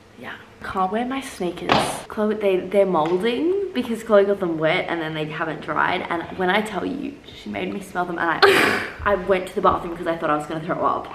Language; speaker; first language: English; native; English